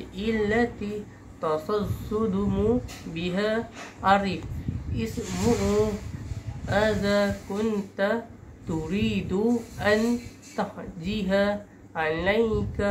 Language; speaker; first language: Arabic; non-native, learner; Malay